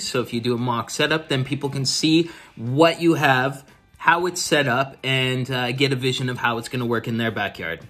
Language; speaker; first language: English; native; English